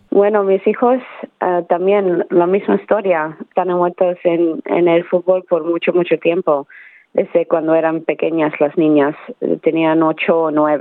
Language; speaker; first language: Spanish; early bilingual, heritage; Spanish